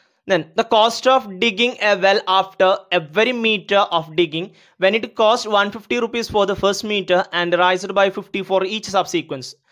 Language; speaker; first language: English; non-native, local second language; Malayalam